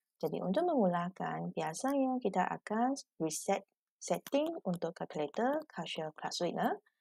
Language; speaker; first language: Malay; non-native, local second language; Chinese